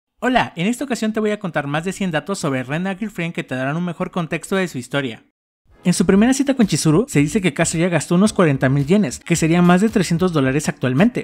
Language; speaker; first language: Spanish; native; Spanish